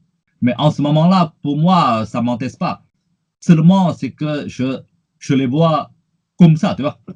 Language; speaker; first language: French; non-native, fluent; Chinese